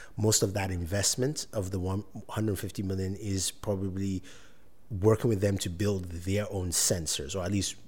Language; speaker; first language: English; non-native, local second language; Yoruba